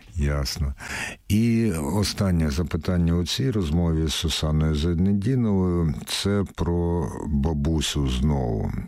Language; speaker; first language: Ukrainian; native; Ukrainian